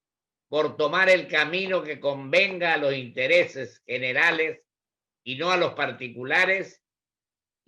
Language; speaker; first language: Spanish; native; Spanish